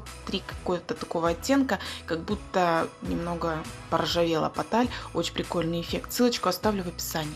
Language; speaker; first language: Russian; native; Russian